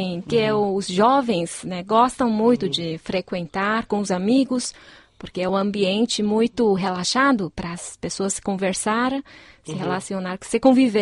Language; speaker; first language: Portuguese; non-native, fluent; Chinese